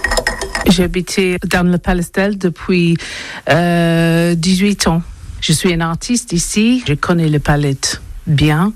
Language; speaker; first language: French; non-native, learner; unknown